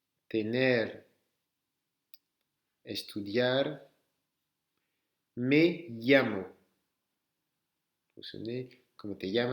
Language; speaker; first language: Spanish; non-native, fluent; French